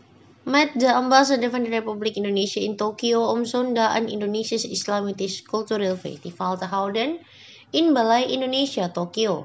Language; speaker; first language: Dutch; non-native, fluent; Indonesian